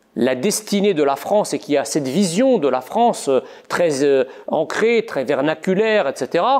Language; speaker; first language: French; native; French